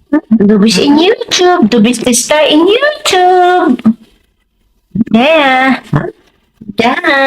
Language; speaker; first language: German; non-native, learner; Filipino